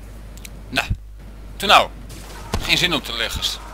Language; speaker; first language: Dutch; native; Dutch